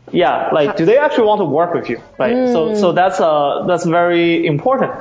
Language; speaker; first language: English; early bilingual, other home language; Chinese